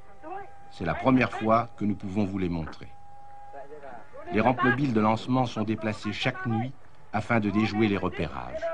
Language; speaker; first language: French; native; French